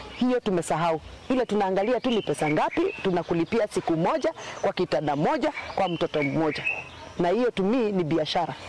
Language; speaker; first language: Swahili; non-native, local second language; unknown